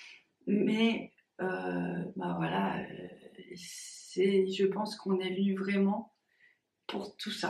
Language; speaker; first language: French; native; French